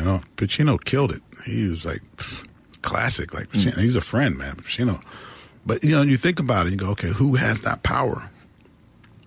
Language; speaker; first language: English; native; English